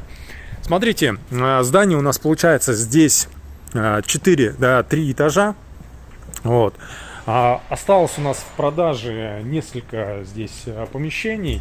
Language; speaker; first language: Russian; native; Russian